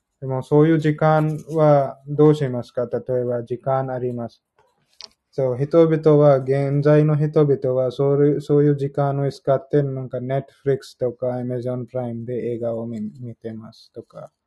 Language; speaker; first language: Japanese; non-native, learner; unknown